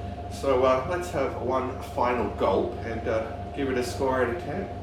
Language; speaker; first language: English; native; English